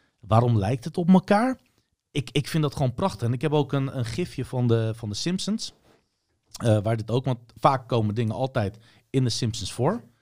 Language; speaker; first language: Dutch; early bilingual, other home language; Turkish